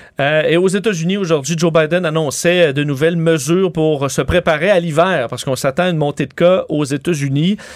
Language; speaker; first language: French; native; French